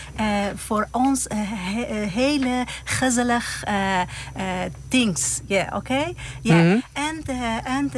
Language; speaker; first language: Dutch; non-native, learner; Persian